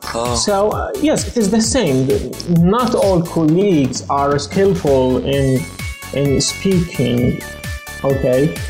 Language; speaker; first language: English; non-native, fluent; Arabic